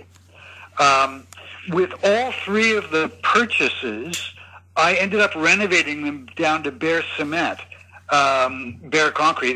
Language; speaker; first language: English; native; English